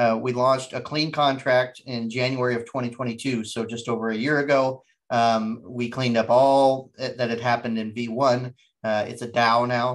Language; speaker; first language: English; native; English